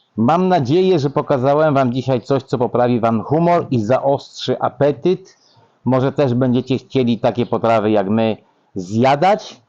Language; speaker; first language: Polish; native; Polish